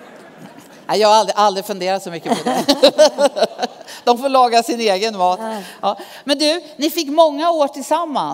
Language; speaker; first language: Swedish; native; Swedish